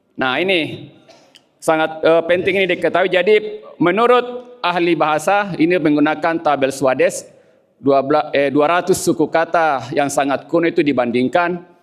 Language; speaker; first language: Indonesian; non-native, local second language; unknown